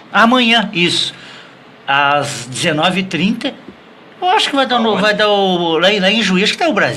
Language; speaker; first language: Portuguese; native; Portuguese